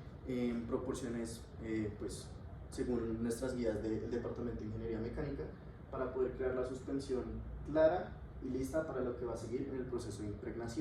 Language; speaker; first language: Spanish; native; Spanish